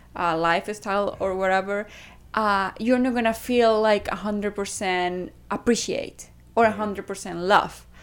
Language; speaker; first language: English; non-native, fluent; Spanish